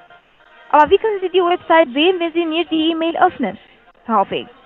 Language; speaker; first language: German; non-native, learner; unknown